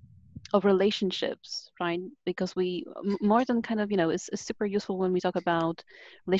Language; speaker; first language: English; non-native, fluent; Polish